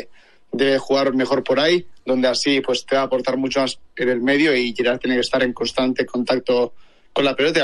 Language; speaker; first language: Spanish; native; Spanish